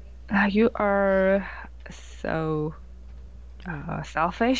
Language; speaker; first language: English; non-native, learner; Korean